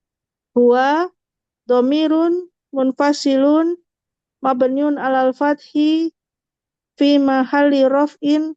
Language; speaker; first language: Arabic; non-native, learner; Indonesian